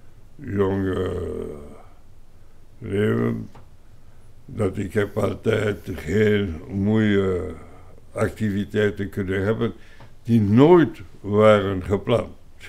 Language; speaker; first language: Dutch; non-native, local second language; French